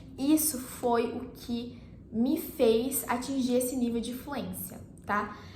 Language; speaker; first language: Portuguese; native; Portuguese